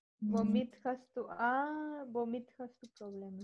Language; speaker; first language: German; non-native, learner; Spanish